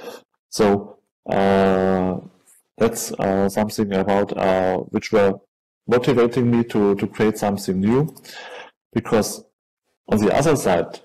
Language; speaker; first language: English; non-native, fluent; German